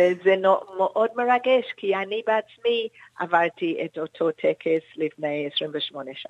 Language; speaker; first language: Hebrew; non-native, fluent; English